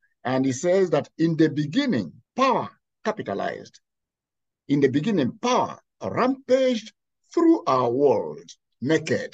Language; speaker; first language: English; non-native, local second language; Igbo